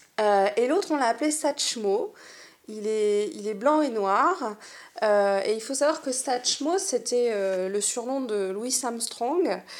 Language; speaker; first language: French; native; French